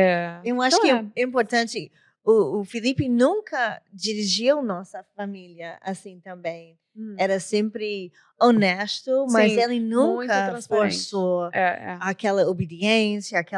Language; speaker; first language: Portuguese; non-native, learner; English